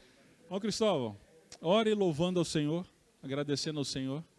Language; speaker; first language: Portuguese; native; Portuguese